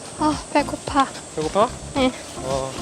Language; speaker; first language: Korean; non-native, learner; Vietnamese